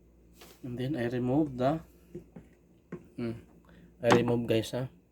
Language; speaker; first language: English; non-native, local second language; Filipino